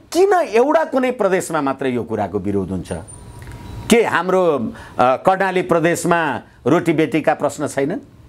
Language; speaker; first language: Nepali; native; Nepali